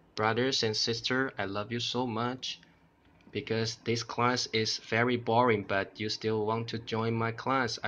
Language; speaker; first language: English; non-native, fluent; Chinese